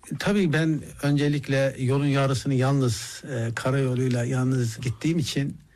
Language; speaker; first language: Turkish; native; Turkish